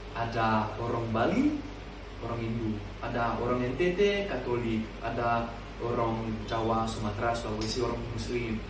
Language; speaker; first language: Indonesian; non-native, learner; French